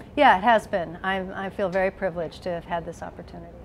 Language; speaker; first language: English; native; English